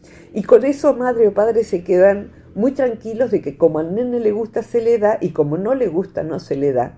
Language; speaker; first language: Spanish; native; Spanish